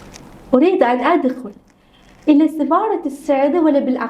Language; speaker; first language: Arabic; non-native, learner; Indonesian